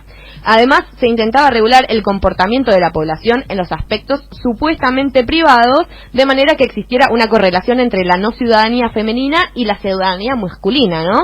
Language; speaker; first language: Spanish; native; Spanish